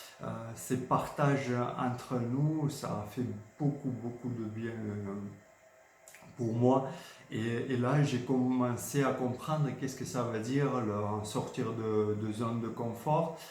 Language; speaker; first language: French; non-native, fluent; Georgian